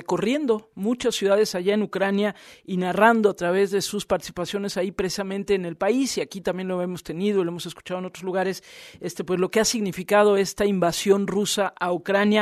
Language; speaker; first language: Spanish; native; Spanish